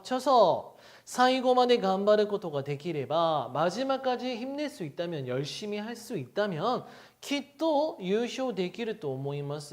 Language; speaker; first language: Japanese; non-native, fluent; Korean